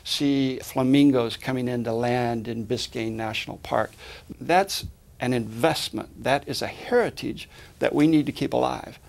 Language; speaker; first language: English; native; English